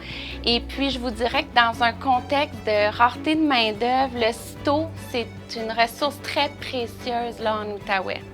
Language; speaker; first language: French; native; French